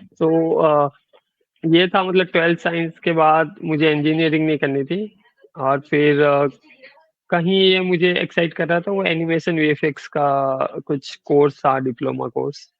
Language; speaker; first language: Hindi; non-native, local second language; Gujarati